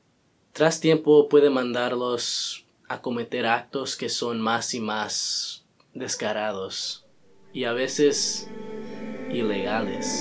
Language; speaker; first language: Spanish; non-native, learner; English